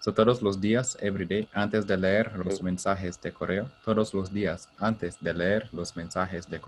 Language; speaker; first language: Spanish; non-native, fluent; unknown